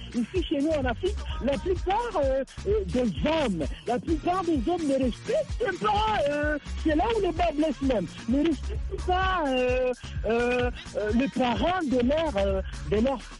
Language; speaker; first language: French; non-native, local second language; Rundi